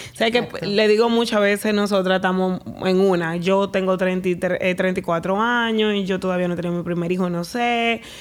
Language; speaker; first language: Spanish; native; Spanish